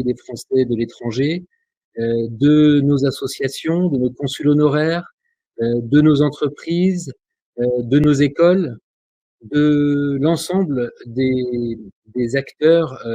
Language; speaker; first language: French; native; French